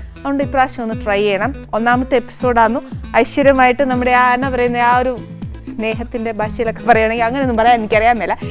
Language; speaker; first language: Malayalam; native; Malayalam